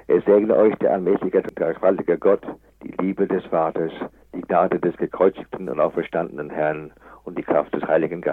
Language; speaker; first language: German; non-native, fluent; English